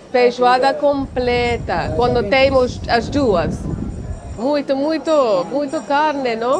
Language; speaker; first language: Portuguese; non-native, learner; English